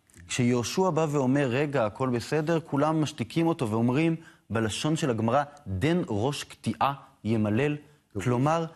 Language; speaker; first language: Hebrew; native; Hebrew